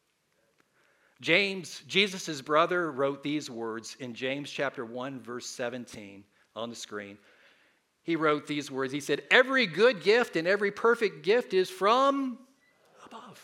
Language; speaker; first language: English; native; English